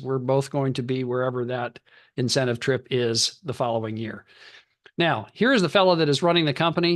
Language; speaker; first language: English; native; English